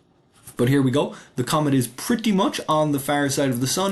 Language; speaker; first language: English; native; English